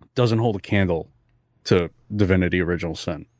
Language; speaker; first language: English; early bilingual, other home language; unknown